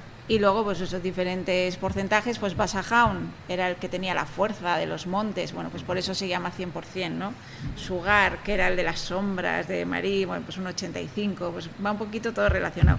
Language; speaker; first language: Spanish; native; Spanish